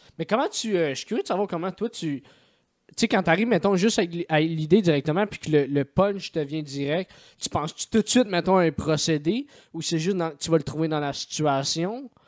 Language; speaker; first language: French; native; French